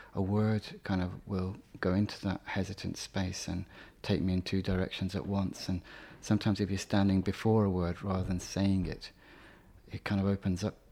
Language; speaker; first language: English; native; English